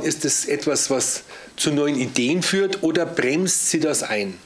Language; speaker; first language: German; native; German